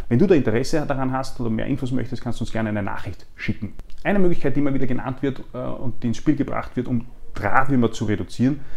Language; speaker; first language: German; native; German